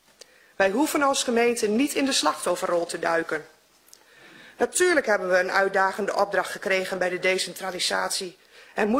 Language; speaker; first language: Dutch; native; Dutch